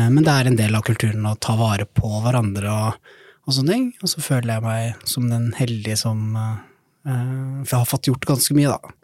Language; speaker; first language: Norwegian; early bilingual, other home language; Somali